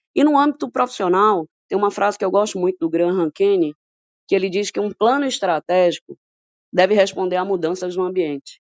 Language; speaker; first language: Portuguese; native; Portuguese